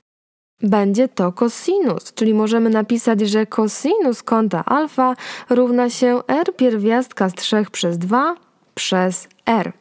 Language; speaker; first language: Polish; native; Polish